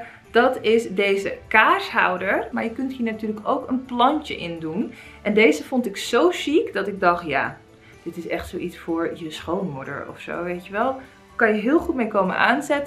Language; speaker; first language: Dutch; native; Dutch